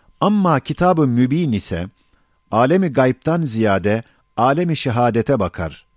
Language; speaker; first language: Turkish; native; Turkish